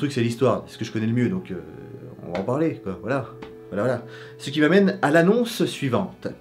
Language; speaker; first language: French; native; French